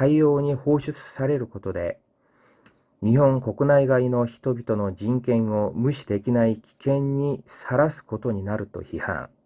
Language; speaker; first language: Japanese; non-native, fluent; Korean